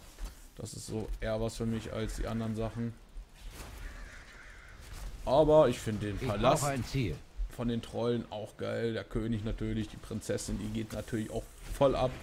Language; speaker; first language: German; native; German